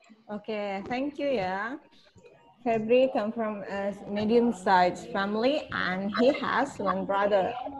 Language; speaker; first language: English; non-native, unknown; Indonesian